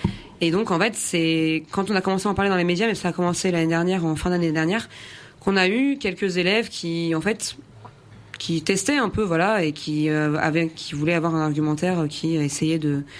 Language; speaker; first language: French; native; French